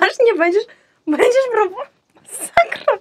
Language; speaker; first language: Polish; non-native, fluent; Russian